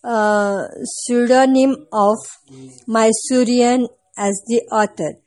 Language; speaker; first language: English; non-native, local second language; Kannada